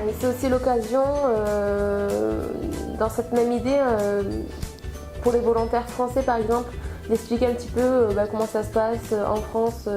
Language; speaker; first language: French; native; French